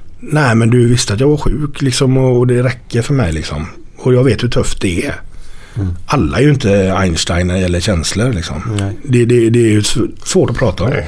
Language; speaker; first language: Swedish; native; Swedish